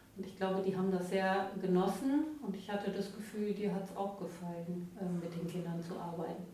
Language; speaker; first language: German; native; German